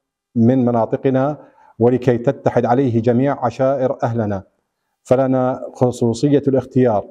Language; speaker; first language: Arabic; native; Arabic